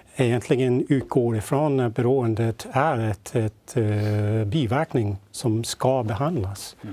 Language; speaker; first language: Swedish; non-native, fluent; English